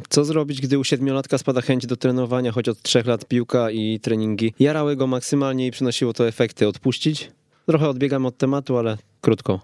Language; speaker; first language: Polish; native; Polish